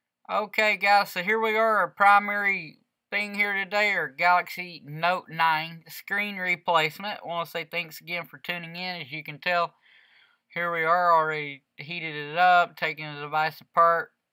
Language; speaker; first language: English; early bilingual, other home language; Spanish